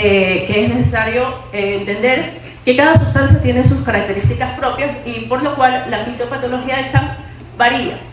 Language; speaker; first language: Spanish; native; Spanish